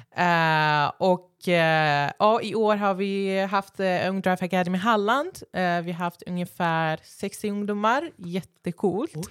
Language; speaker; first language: Swedish; early bilingual, other home language; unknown